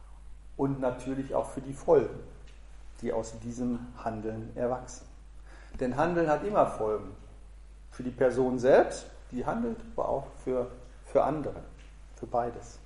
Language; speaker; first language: German; native; German